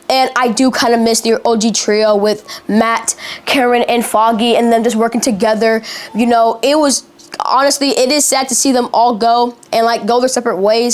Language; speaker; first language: English; native; English